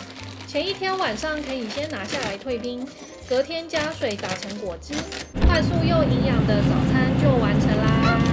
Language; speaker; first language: Chinese; native; Chinese